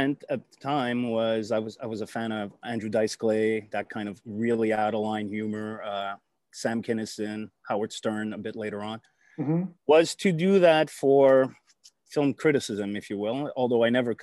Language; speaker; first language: English; native; English